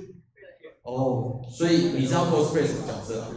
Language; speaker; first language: Chinese; native; Chinese